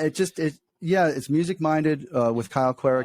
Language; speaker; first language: English; native; English